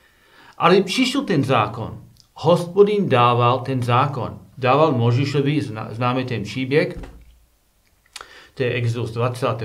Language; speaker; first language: Czech; non-native, learner; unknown